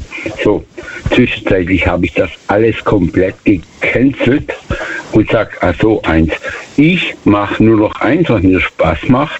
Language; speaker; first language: German; native; German